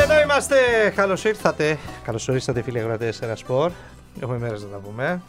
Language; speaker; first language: Greek; native; Greek